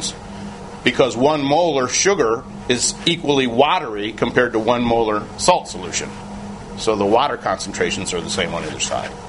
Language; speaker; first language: English; native; English